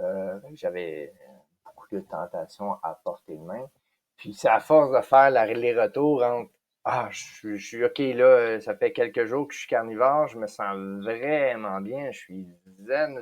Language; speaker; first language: French; native; French